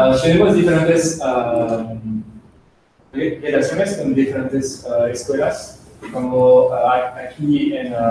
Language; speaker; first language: Spanish; non-native, learner; French